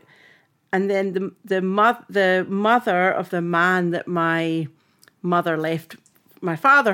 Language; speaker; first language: English; native; English